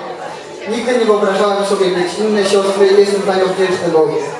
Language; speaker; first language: Polish; non-native, learner; English